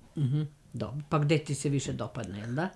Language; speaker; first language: Serbian; native; Serbian